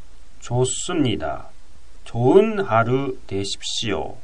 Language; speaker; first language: Korean; non-native, fluent; Japanese